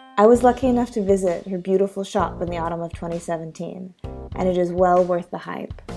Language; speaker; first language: English; native; English